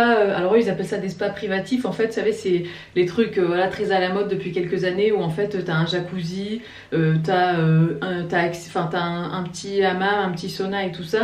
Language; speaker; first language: French; native; French